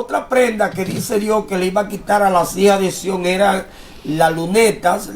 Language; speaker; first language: Spanish; native; Spanish